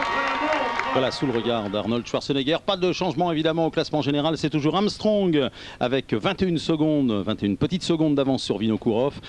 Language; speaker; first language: French; native; French